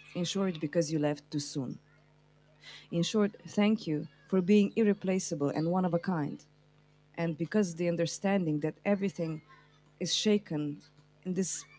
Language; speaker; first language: English; non-native, fluent; Slovenian